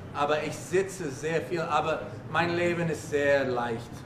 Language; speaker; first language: German; non-native, learner; English